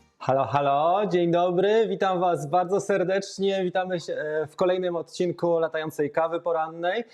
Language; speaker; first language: Polish; native; Polish